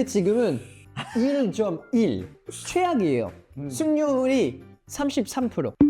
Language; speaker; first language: Korean; native; Korean